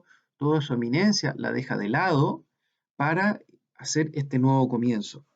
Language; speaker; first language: Spanish; native; Spanish